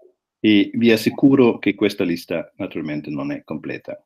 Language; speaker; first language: Italian; non-native, fluent; German